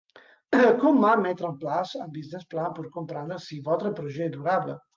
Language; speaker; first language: French; non-native, learner; Italian